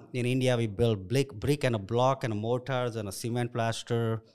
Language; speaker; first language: English; non-native, local second language; Gujarati